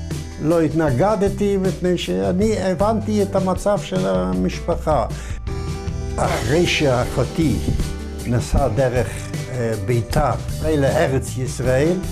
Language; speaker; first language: Hebrew; non-native, fluent; Yiddish